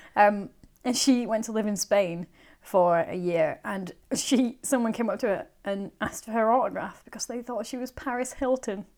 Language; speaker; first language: English; native; English